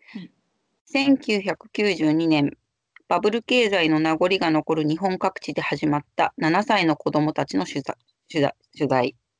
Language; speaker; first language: Japanese; native; Japanese